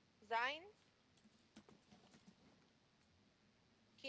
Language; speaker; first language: German; non-native, learner; Macedonian